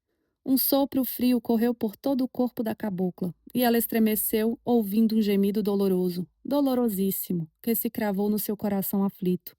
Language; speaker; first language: Portuguese; native; Portuguese